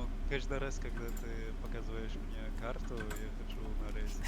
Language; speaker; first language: Russian; non-native, learner; English